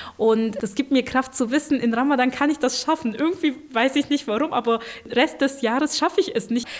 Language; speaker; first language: German; early bilingual, other home language; Turkish